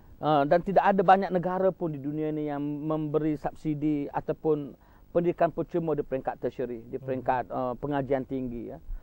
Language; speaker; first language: Malay; native; Malay